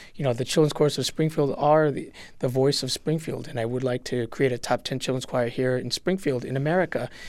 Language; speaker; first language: English; native; English